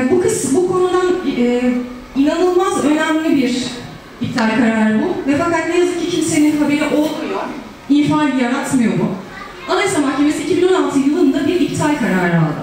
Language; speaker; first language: Turkish; native; Turkish